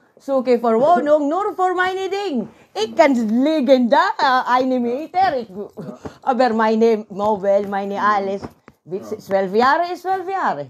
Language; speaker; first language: German; non-native, learner; Filipino